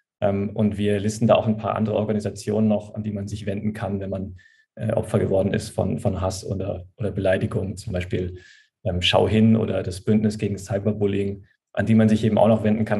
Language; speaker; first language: German; native; German